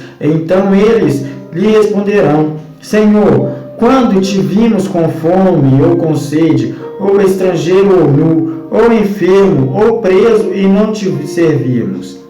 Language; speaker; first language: Portuguese; native; Portuguese